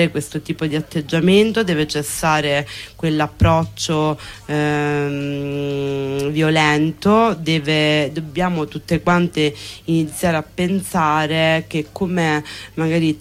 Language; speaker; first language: Italian; native; Italian